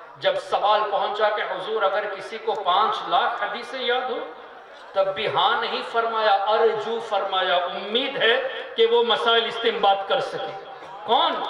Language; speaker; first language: Urdu; non-native, fluent; Tamil